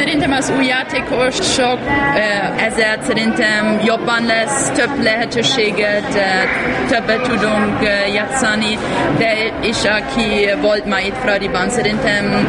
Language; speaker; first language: Hungarian; non-native, learner; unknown